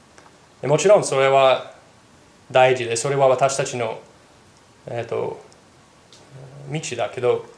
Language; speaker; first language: Japanese; non-native, fluent; English